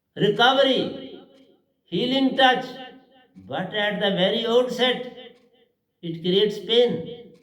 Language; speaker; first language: English; non-native, local second language; Hindi